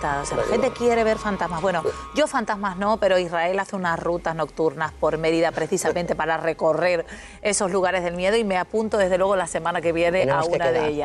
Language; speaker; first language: Spanish; native; Spanish